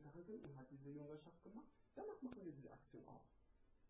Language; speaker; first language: German; non-native, learner; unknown